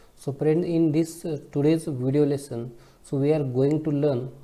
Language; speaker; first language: English; non-native, local second language; Marathi